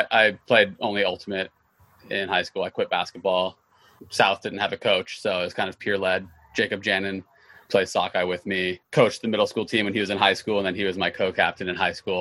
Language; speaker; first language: English; native; English